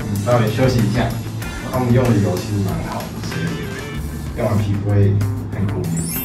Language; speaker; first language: Chinese; native; Chinese